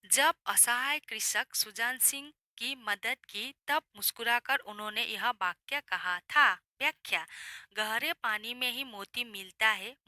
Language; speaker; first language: Hindi; non-native, local second language; Assamese